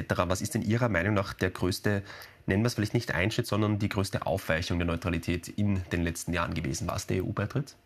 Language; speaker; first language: German; native; German